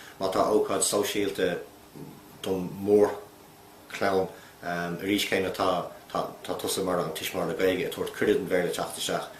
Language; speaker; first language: Irish; native; Irish